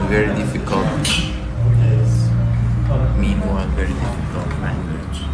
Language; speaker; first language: English; non-native, learner; Persian